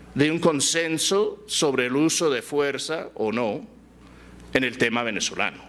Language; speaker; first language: Spanish; early bilingual, heritage; Spanish